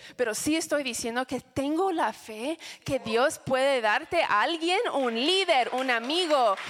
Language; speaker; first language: Spanish; non-native, fluent; English